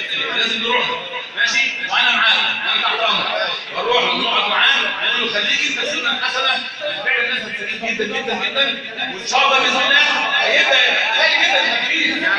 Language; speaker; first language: Arabic; native; Arabic